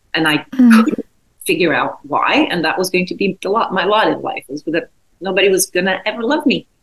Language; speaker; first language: English; non-native, fluent; Czech